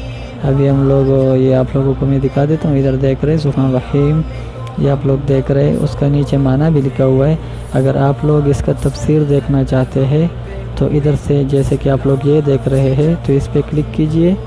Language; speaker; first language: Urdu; non-native, local second language; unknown